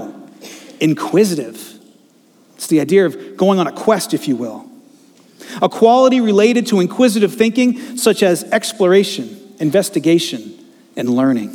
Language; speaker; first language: English; native; English